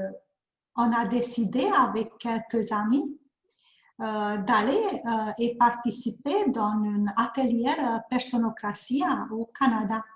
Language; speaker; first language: French; non-native, learner; Hungarian